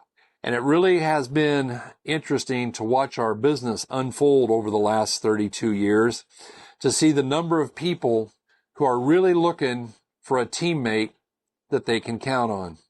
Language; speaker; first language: English; native; English